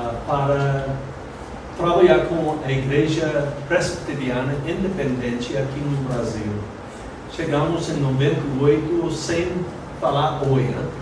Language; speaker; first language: Portuguese; non-native, fluent; English